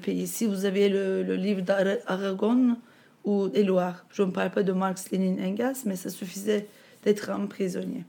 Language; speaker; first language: French; non-native, fluent; Turkish